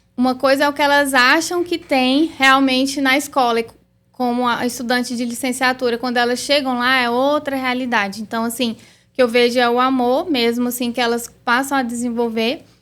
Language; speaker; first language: Portuguese; native; Portuguese